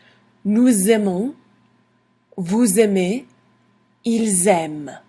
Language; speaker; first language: French; non-native, fluent; English